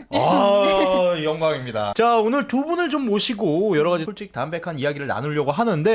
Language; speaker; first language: Korean; native; Korean